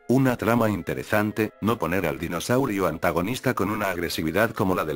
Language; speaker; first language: Spanish; native; Spanish